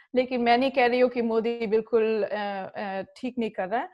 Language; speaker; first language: Hindi; early bilingual, other home language; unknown